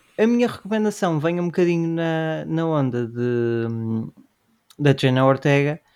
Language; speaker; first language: Portuguese; native; Portuguese